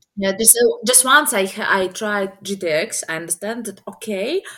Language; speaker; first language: English; non-native, learner; Latvian